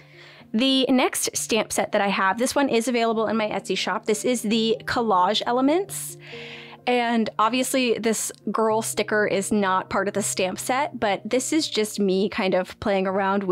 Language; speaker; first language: English; native; English